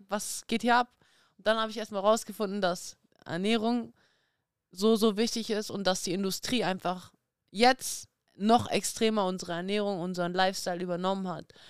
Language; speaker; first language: German; early bilingual, other home language; Russian